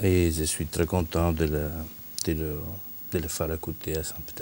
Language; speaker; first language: French; non-native, fluent; Italian